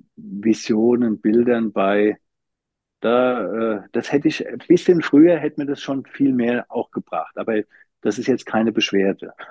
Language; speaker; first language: German; native; German